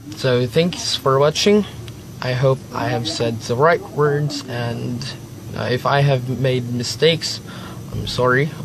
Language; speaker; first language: English; non-native, local second language; Filipino